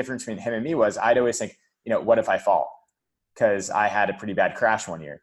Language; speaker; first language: English; native; English